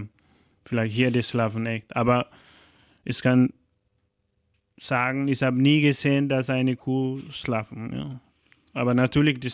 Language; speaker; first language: German; non-native, learner; Fula